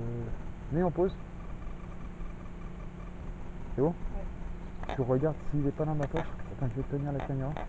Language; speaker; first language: French; native; French